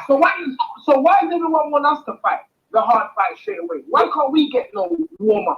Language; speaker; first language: English; native; English